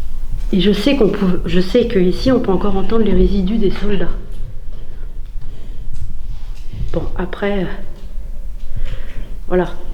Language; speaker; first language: French; native; French